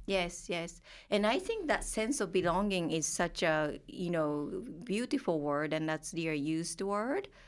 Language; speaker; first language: English; non-native, fluent; Japanese